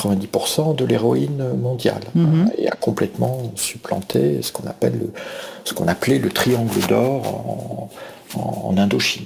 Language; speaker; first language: French; native; French